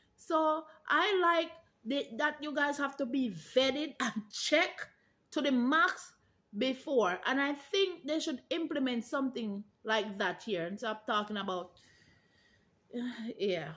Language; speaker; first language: English; non-native, local second language; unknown